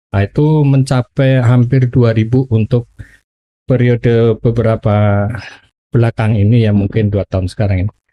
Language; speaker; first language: Indonesian; native; Indonesian